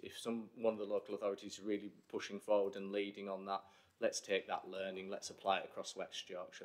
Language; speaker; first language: English; native; English